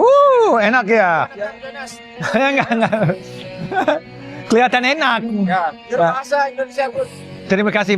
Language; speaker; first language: Indonesian; non-native, fluent; English